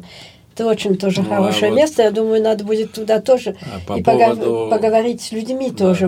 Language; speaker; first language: Russian; early bilingual, heritage; Russian